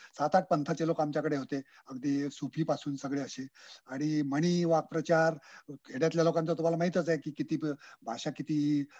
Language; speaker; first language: Marathi; native; Marathi